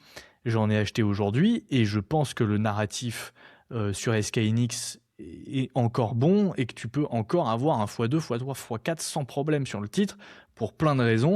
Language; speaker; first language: French; native; French